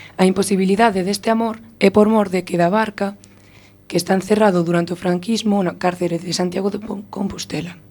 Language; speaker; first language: Galician; non-native, local second language; Spanish